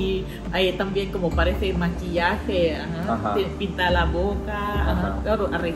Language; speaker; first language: Spanish; non-native, learner; Thai